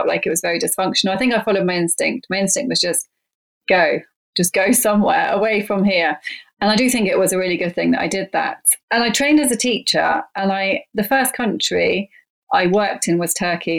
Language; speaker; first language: English; native; English